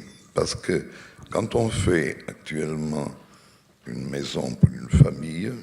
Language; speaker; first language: French; non-native, fluent; Portuguese